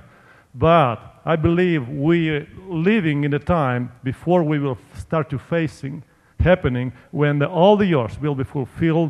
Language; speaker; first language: English; non-native, fluent; Romanian